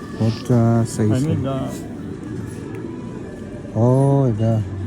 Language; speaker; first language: English; non-native, learner; Bikol